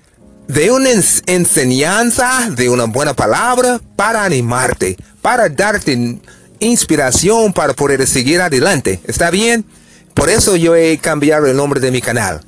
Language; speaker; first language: Spanish; non-native, fluent; English